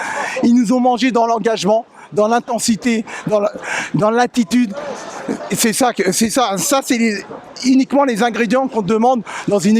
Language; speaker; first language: French; native; French